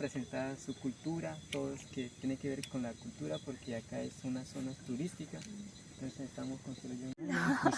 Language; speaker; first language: Spanish; non-native, local second language; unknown